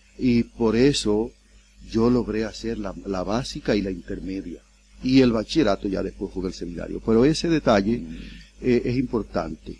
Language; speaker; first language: Spanish; native; Spanish